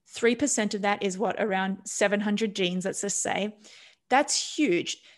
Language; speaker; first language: English; native; English